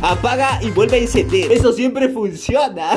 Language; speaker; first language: Spanish; native; Spanish